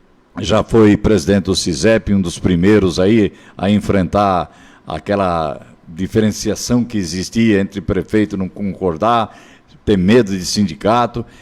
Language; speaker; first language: Portuguese; native; Portuguese